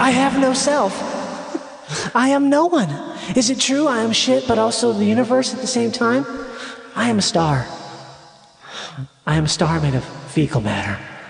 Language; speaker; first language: English; native; English